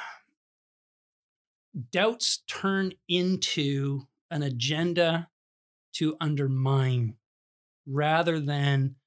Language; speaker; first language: English; native; English